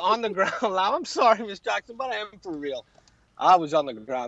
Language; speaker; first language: English; native; English